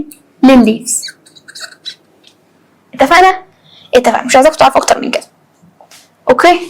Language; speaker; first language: Arabic; native; Arabic